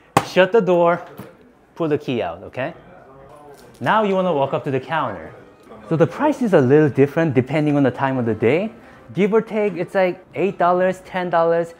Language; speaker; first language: English; non-native, fluent; Korean